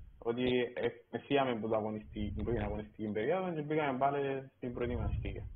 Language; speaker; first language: Greek; native; Greek